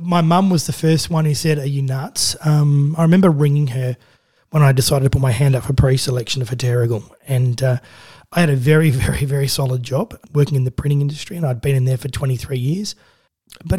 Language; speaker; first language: English; native; English